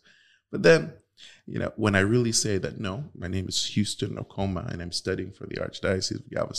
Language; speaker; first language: English; native; English